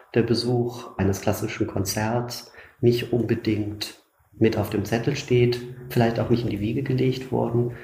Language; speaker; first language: German; native; German